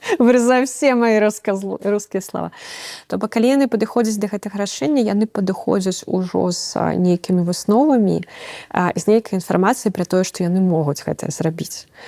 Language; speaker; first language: Belarusian; non-native, local second language; Russian